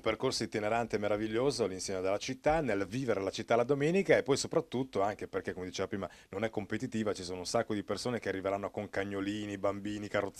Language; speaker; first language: Italian; native; Italian